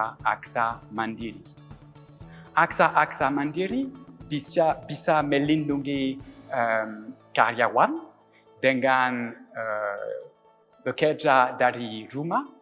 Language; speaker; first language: Indonesian; non-native, learner; French